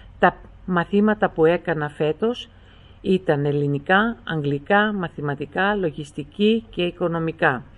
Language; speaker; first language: Greek; early bilingual, heritage; Greek